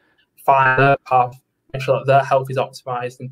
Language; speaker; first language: English; native; English